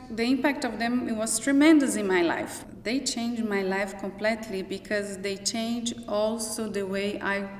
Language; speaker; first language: English; non-native, fluent; Portuguese